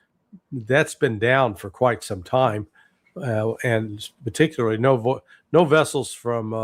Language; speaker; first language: English; native; English